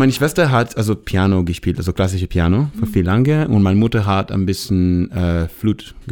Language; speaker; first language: German; non-native, learner; Hebrew